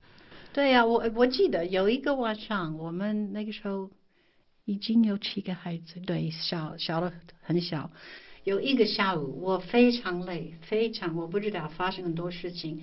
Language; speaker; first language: Chinese; non-native, fluent; English